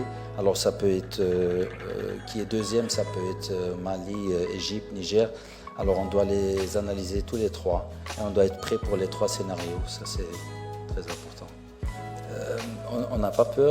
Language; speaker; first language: French; non-native, fluent; Arabic